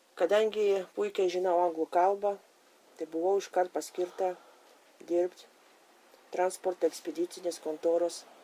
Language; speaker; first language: Lithuanian; early bilingual, other home language; Russian